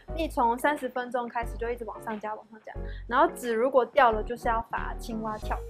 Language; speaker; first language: Chinese; native; Chinese